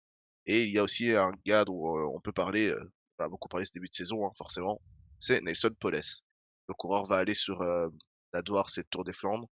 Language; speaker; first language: French; native; French